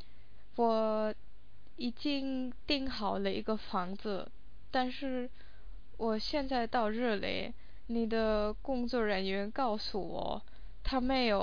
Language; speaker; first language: Chinese; non-native, fluent; English